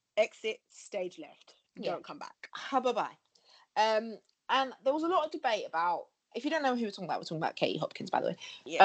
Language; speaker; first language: English; native; English